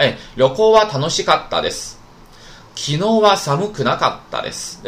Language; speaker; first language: Japanese; non-native, fluent; Chinese